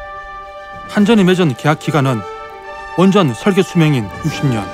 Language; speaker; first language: Korean; native; Korean